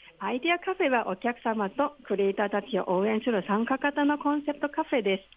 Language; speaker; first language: Japanese; non-native, fluent; Cantonese